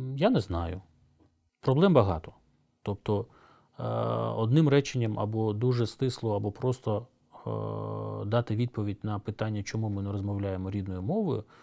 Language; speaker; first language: Ukrainian; non-native, local second language; Crimean Tatar